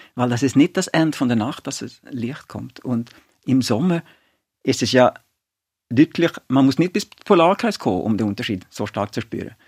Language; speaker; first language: German; non-native, fluent; Swedish